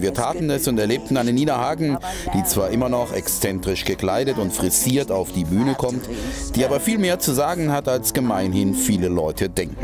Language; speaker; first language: German; native; German